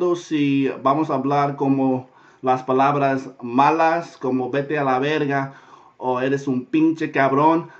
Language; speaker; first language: Spanish; non-native, learner; English